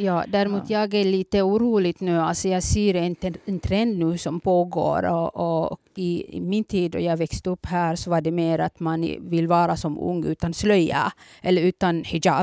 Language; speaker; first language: Swedish; early bilingual, other home language; Somali